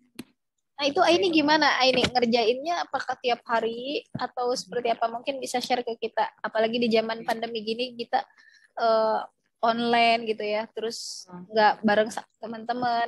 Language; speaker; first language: Indonesian; native; Indonesian